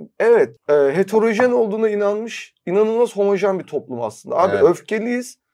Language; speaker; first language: Turkish; native; Turkish